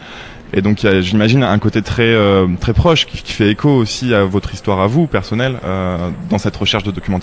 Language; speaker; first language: French; native; French